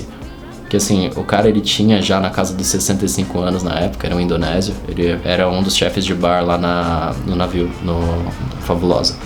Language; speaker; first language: Portuguese; native; Portuguese